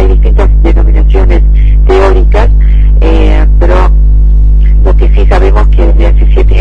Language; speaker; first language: Spanish; early bilingual, other home language; Arabic